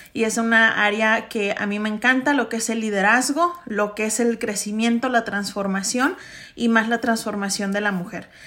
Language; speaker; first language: Spanish; early bilingual, heritage; Spanish